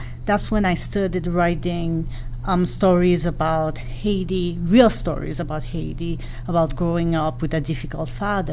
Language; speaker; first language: English; non-native, fluent; Haitian Creole